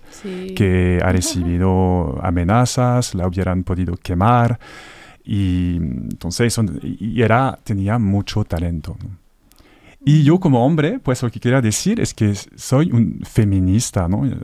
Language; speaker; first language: Spanish; non-native, fluent; French